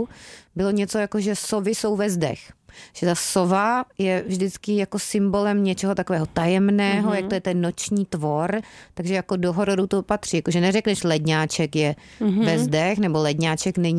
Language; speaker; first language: Czech; native; Czech